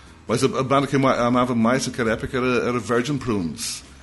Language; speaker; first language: Portuguese; non-native, fluent; English